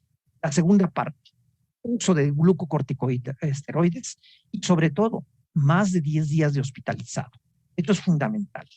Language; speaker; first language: Spanish; native; Spanish